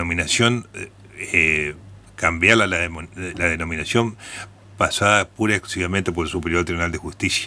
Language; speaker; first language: Spanish; native; Spanish